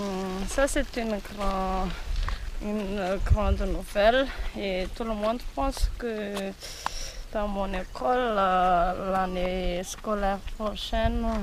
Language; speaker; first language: French; non-native, local second language; Malagasy